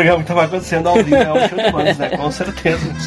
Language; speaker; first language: Portuguese; native; Portuguese